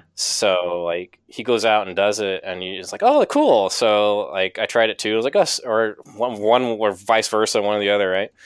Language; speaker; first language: English; native; English